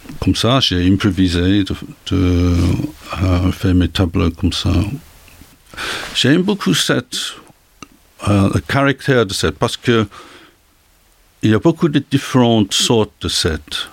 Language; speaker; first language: French; non-native, learner; English